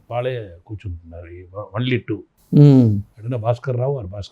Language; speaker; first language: Telugu; non-native, local second language; Tamil